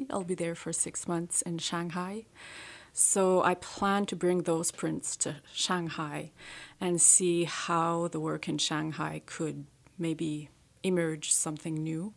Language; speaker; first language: English; native; English